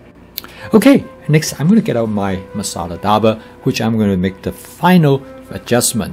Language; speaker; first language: English; non-native, fluent; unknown